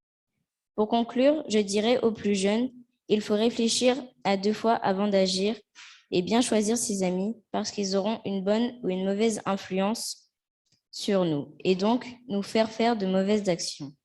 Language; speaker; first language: French; native; French